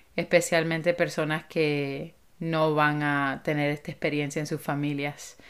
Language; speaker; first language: Spanish; early bilingual, heritage; Spanish